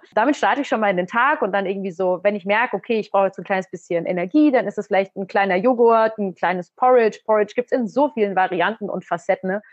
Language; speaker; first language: German; native; German